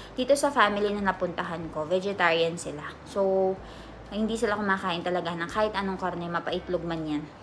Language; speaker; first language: Filipino; native; Filipino